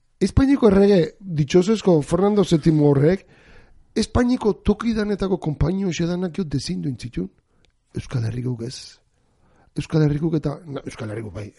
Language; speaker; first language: Basque; native; Basque